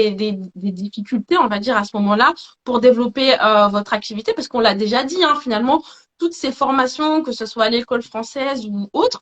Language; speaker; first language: French; native; French